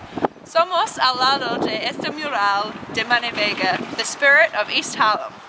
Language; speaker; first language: Spanish; non-native, learner; English